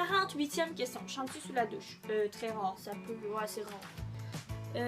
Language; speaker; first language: French; native; French